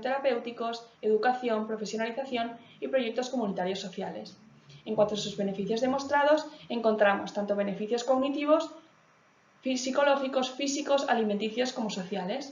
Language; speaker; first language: Spanish; native; Spanish